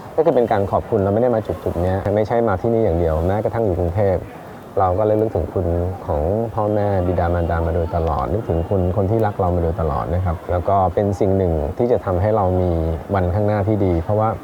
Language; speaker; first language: Thai; native; Thai